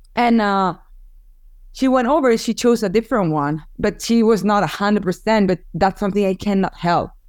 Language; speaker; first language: English; non-native, fluent; Spanish